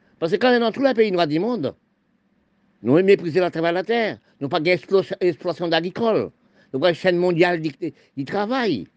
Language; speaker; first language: French; non-native, local second language; Haitian Creole